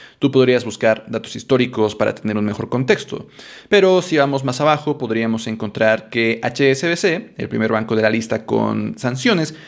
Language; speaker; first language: Spanish; native; Spanish